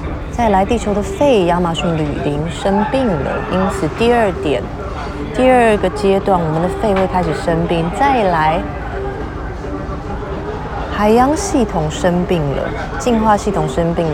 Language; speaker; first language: Chinese; native; Chinese